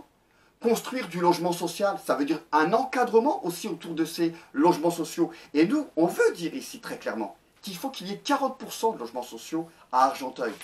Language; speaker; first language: French; native; French